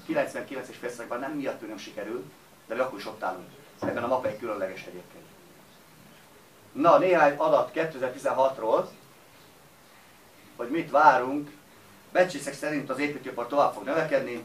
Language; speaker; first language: Hungarian; native; Hungarian